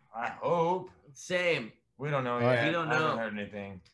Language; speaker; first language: English; native; English